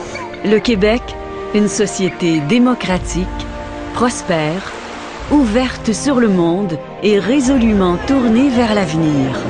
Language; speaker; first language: French; native; French